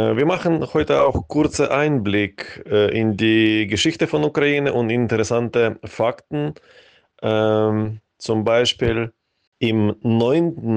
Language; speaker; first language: German; non-native, fluent; Ukrainian